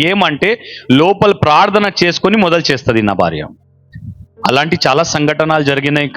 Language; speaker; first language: Telugu; non-native, local second language; Urdu